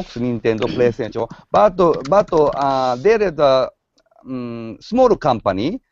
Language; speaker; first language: English; non-native, learner; Japanese